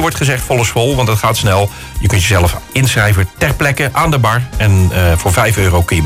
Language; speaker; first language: Dutch; native; Dutch